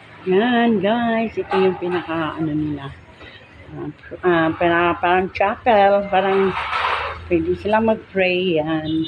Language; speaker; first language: Filipino; non-native, local second language; Cebuano